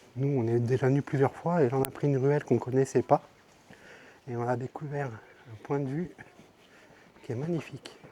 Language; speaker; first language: French; native; French